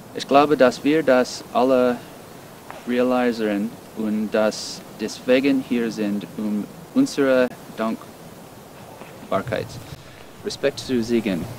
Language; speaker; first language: German; non-native, learner; English